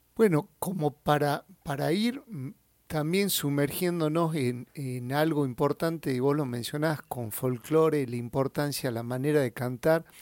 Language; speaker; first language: Spanish; native; Spanish